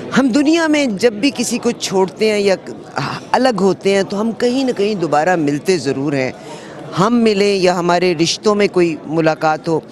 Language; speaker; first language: Urdu; native; Urdu